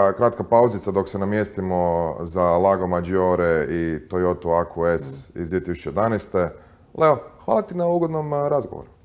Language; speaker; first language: Croatian; native; Croatian